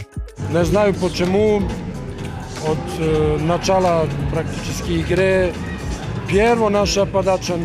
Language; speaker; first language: Russian; non-native, fluent; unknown